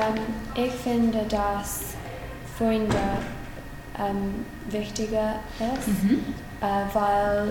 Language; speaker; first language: German; non-native, learner; English